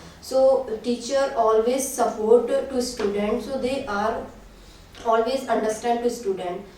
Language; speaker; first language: English; non-native, learner; Hindi